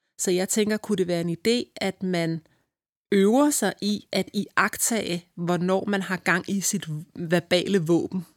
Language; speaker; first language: Danish; native; Danish